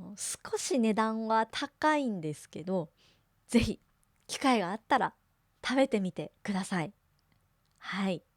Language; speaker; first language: Japanese; native; Japanese